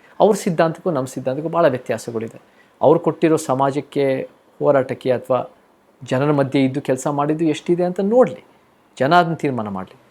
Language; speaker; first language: Kannada; early bilingual, heritage; Kannada